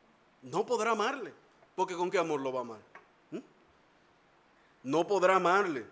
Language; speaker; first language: Spanish; native; Spanish